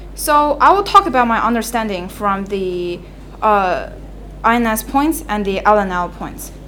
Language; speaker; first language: English; non-native, fluent; Chinese